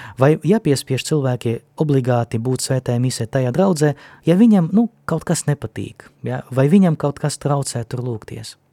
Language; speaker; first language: Latvian; non-native, local second language; Russian